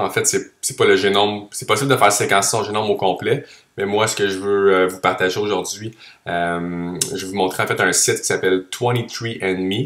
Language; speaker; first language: French; native; French